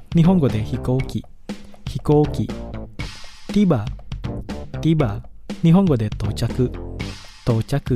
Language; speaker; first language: Japanese; non-native, fluent; Indonesian